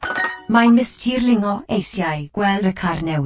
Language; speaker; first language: Welsh; non-native, learner; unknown